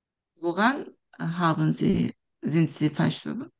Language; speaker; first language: German; non-native, fluent; Turkish